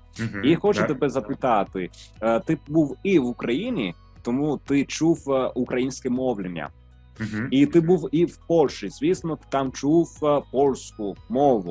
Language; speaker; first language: Ukrainian; non-native, fluent; Italian